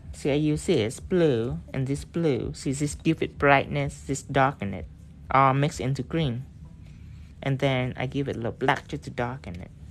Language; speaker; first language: English; non-native, fluent; Vietnamese